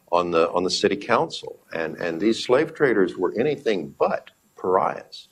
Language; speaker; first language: English; native; English